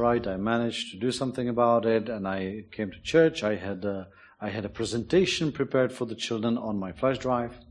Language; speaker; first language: English; non-native, fluent; Czech